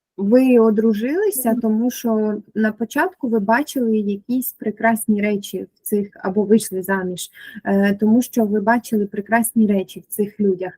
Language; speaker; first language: Ukrainian; native; Ukrainian